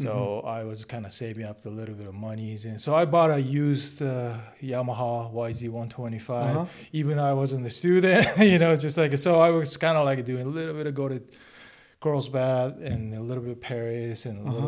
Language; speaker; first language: English; non-native, learner; Japanese